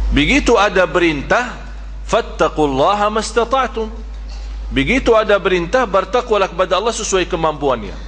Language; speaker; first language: Malay; non-native, fluent; Arabic